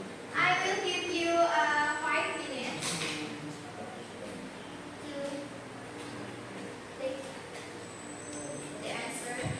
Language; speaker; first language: English; non-native, learner; Indonesian